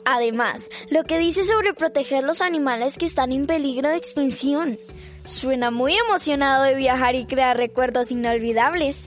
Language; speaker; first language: Spanish; native; Spanish